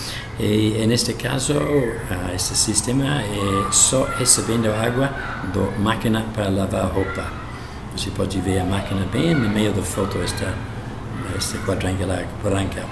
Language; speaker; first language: Portuguese; non-native, fluent; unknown